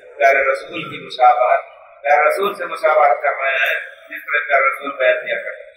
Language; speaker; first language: Urdu; native; Urdu